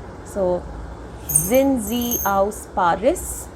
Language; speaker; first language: German; non-native, fluent; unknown